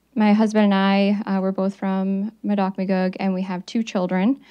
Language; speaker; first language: English; native; English